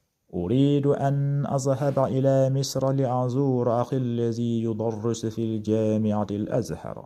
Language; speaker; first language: Arabic; non-native, fluent; Wolof